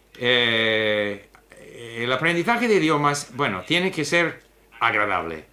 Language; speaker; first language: Spanish; non-native, fluent; English